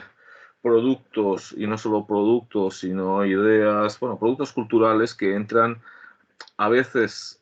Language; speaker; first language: Spanish; native; Spanish